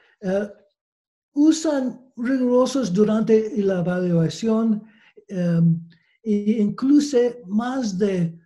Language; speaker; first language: Spanish; non-native, learner; English